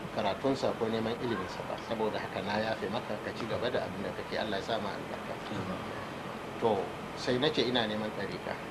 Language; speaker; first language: Hausa; non-native, local second language; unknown